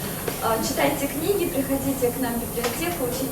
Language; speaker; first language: Russian; native; Russian